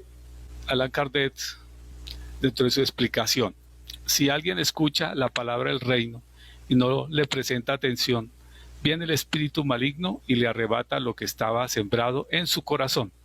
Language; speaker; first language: Spanish; native; Spanish